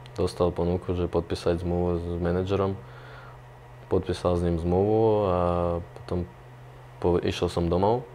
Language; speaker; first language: Slovak; non-native, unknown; Ukrainian